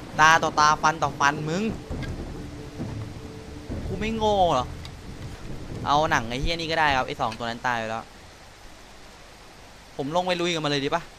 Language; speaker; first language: Thai; native; Thai